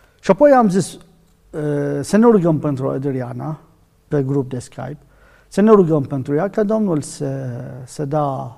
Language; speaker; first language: Romanian; non-native, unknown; Arabic